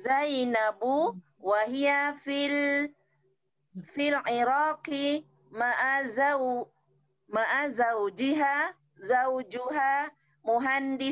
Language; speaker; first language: Arabic; non-native, learner; Malay